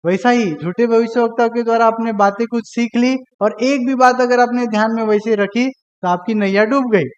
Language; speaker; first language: Hindi; non-native, local second language; Marathi